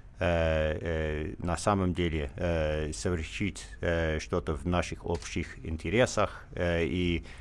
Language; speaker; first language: Russian; non-native, fluent; English